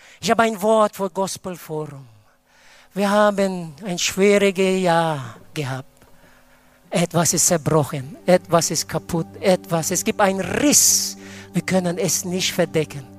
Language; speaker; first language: German; non-native, fluent; Filipino